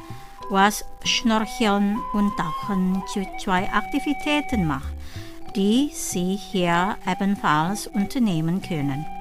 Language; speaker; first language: German; non-native, fluent; Indonesian